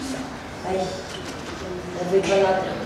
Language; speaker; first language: Spanish; native; Spanish